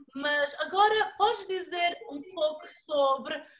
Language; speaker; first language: Portuguese; early bilingual, other home language; English